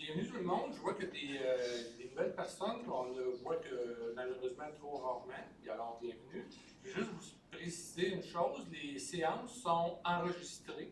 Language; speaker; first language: French; native; French